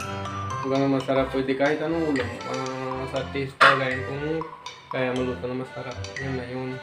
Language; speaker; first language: Filipino; non-native, learner; Punjabi